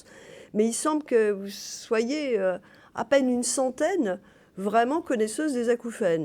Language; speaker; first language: French; native; French